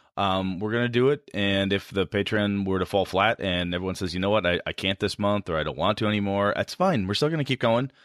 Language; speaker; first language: English; native; English